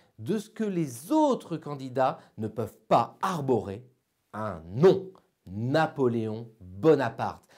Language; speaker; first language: French; native; French